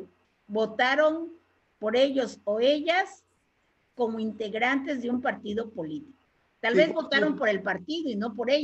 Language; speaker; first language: Spanish; native; Spanish